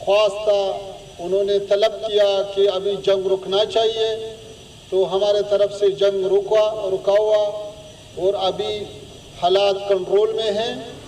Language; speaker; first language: Hindi; non-native, fluent; Pashto